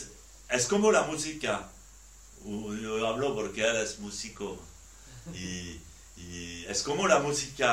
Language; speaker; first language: Spanish; non-native, learner; French